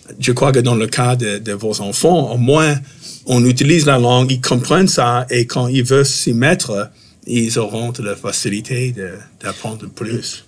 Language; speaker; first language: French; non-native, fluent; English